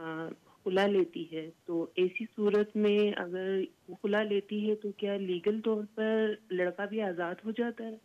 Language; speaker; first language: Hindi; native; Hindi